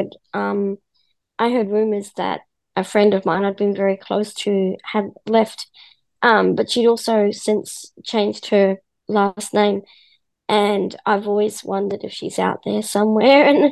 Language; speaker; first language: English; native; English